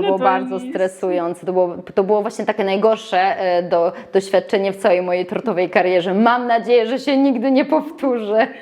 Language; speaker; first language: Polish; native; Polish